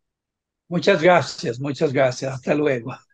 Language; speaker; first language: Spanish; non-native, fluent; Portuguese